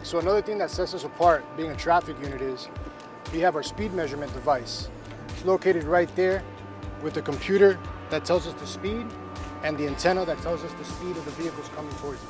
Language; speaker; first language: English; early bilingual, other home language; Spanish